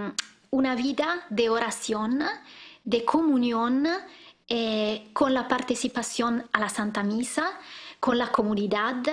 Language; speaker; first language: Spanish; non-native, learner; Italian